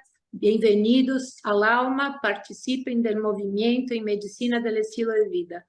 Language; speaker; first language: Spanish; non-native, learner; Portuguese